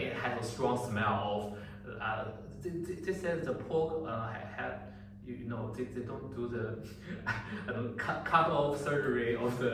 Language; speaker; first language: English; non-native, learner; Chinese